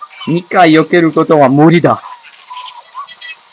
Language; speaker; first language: Japanese; non-native, learner; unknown